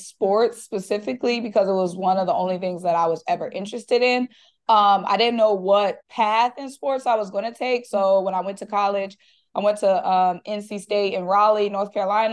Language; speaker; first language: English; native; English